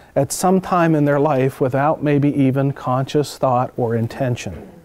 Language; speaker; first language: English; native; English